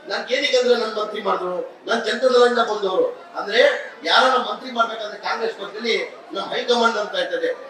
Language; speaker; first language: Kannada; non-native, local second language; Urdu